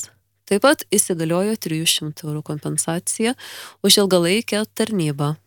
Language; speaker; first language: Lithuanian; native; Lithuanian